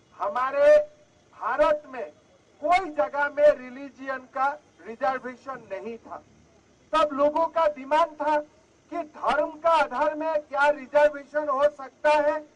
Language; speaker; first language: Hindi; non-native, local second language; Assamese